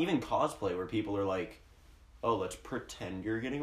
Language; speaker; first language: English; native; English